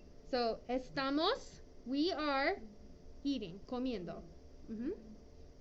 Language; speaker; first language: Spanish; non-native, fluent; English